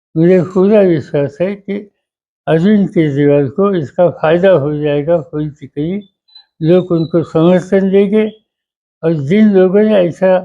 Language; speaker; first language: Hindi; non-native, local second language; Marathi